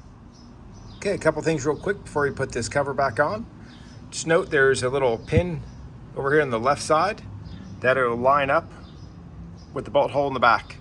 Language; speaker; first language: English; native; English